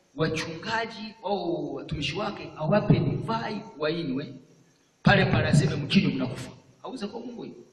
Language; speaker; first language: Swahili; non-native, local second language; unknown